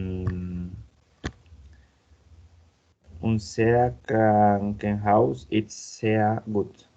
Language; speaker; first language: German; non-native, learner; Spanish